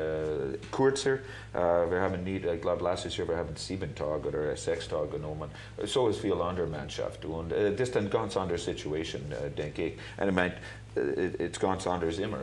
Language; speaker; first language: German; non-native, learner; English